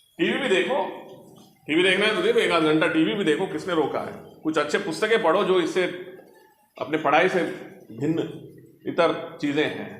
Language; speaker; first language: Hindi; non-native, local second language; Telugu